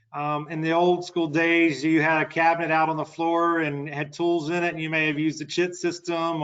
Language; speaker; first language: English; native; English